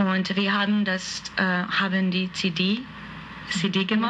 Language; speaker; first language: German; non-native, fluent; Hungarian